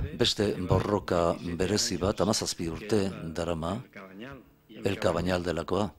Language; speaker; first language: Basque; native; Basque